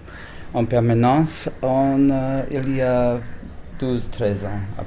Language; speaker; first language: French; non-native, fluent; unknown